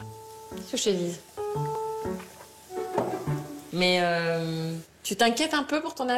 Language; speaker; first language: French; native; French